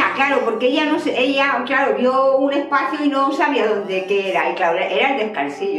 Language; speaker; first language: Spanish; native; Spanish